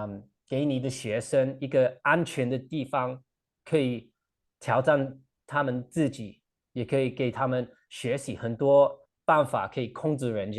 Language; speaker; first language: Chinese; non-native, fluent; English